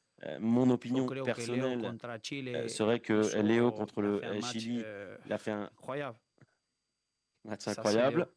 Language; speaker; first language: French; native; French